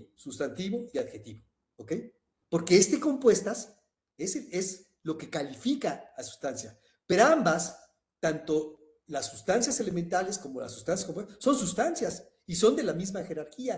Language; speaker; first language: Spanish; native; Spanish